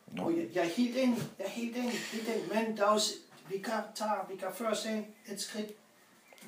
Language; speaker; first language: Danish; non-native, fluent; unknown